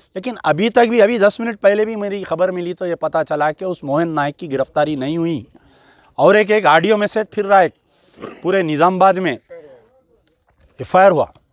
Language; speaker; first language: Hindi; non-native, local second language; Urdu